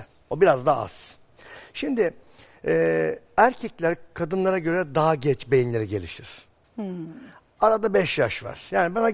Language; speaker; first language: Turkish; native; Turkish